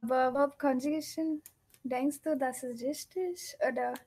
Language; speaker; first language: German; non-native, fluent; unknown